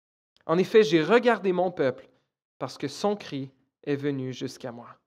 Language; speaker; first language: French; native; French